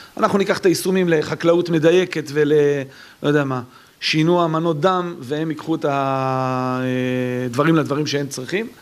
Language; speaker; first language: Hebrew; native; Hebrew